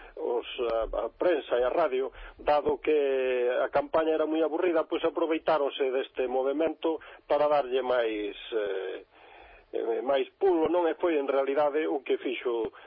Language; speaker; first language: Galician; native; Galician